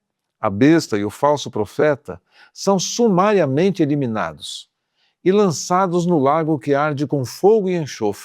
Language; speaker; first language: Portuguese; native; Portuguese